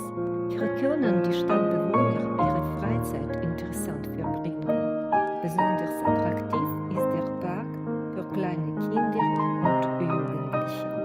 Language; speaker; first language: German; non-native, learner; Russian